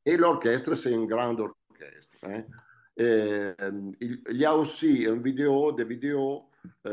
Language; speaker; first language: French; non-native, fluent; Italian